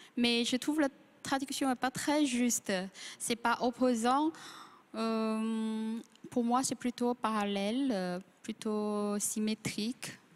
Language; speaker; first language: French; non-native, fluent; Chinese